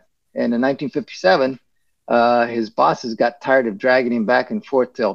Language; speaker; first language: English; early bilingual, other home language; Spanish